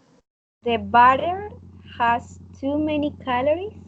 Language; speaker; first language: English; non-native, learner; Spanish